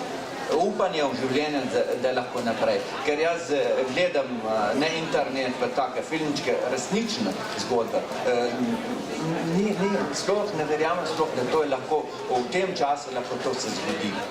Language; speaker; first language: Slovenian; non-native, local second language; Arabic